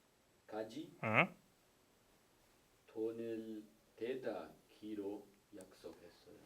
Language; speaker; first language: Korean; non-native, learner; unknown